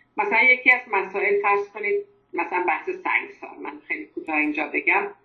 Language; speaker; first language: Persian; non-native, local second language; Azerbaijani